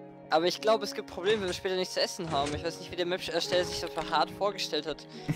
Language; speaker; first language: German; native; German